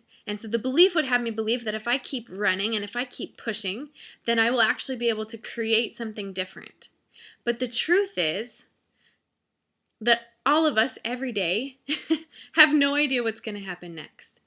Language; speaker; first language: English; native; English